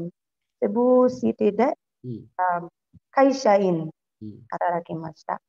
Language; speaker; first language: Japanese; non-native, learner; Filipino